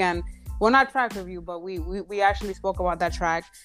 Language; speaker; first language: English; early bilingual, other home language; Spanish